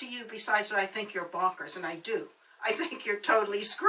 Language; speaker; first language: English; native; English